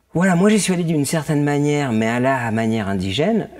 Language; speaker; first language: French; native; French